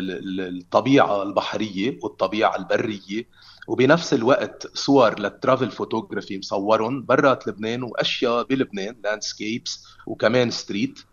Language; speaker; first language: Arabic; native; Arabic